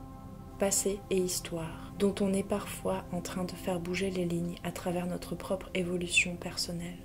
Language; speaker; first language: French; native; French